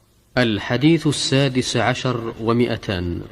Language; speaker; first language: Arabic; native; Arabic